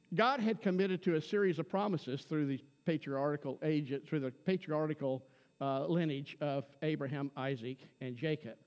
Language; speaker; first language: English; native; English